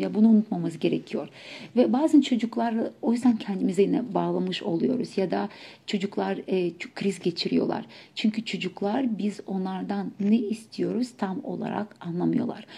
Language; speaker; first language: Turkish; non-native, fluent; Russian